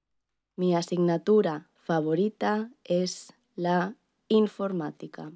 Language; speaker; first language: Spanish; non-native, learner; English